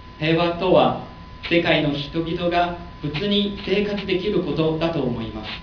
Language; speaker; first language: Japanese; non-native, learner; Chinese